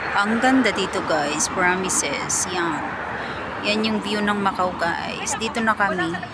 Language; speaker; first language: Filipino; native; Filipino